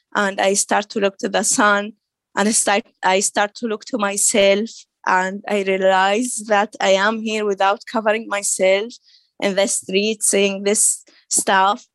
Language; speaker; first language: English; non-native, learner; Arabic